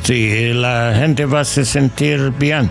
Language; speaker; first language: Spanish; non-native, learner; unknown